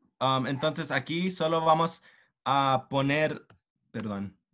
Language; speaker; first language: Spanish; early bilingual, heritage; Spanish